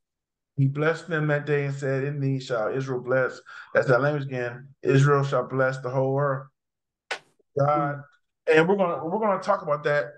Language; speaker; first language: English; native; English